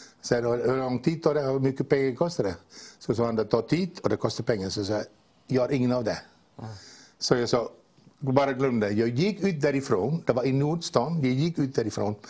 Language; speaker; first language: Swedish; non-native, fluent; Dutch